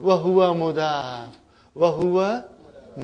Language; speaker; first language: Arabic; non-native, fluent; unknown